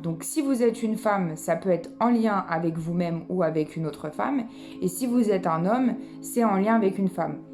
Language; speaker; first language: French; native; French